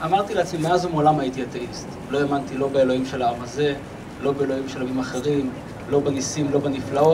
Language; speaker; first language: Hebrew; native; Hebrew